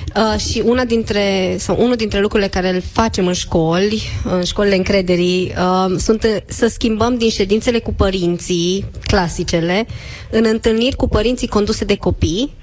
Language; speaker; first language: Romanian; native; Romanian